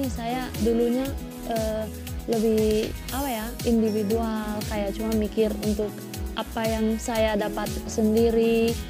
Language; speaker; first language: Indonesian; non-native, fluent; Spanish